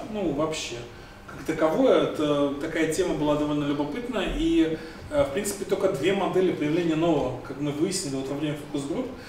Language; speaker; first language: Russian; native; Russian